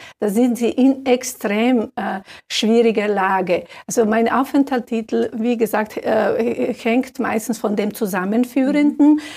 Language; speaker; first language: German; non-native, fluent; Serbian